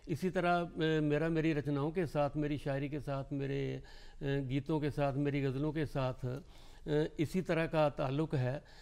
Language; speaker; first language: Hindi; non-native, local second language; Punjabi